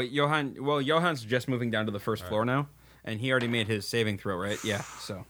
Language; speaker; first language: English; native; English